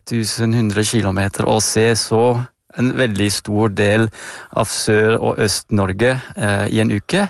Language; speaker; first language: Norwegian; non-native, fluent; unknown